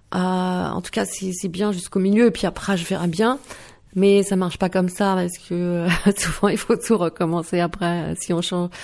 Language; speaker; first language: French; non-native, local second language; Dutch